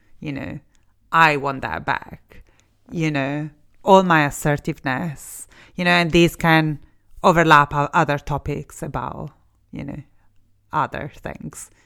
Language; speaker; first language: English; non-native, fluent; Italian